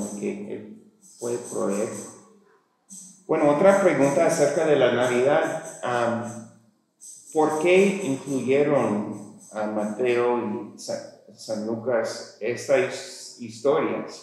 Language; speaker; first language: Spanish; non-native, fluent; English